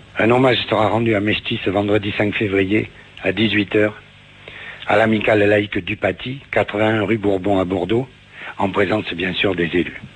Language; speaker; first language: French; native; French